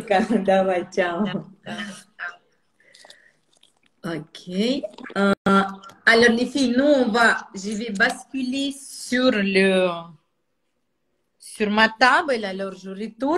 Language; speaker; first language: French; non-native, fluent; Russian